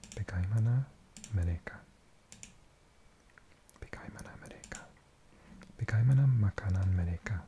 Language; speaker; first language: Indonesian; non-native, learner; English